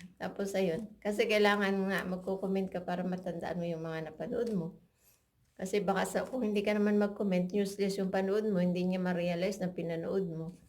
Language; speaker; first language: Filipino; native; Filipino